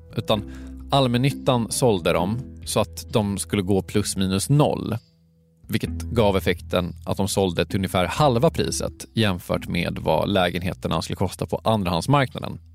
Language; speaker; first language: Swedish; native; Swedish